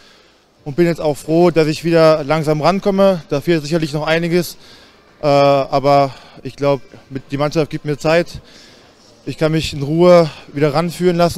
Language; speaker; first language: German; native; German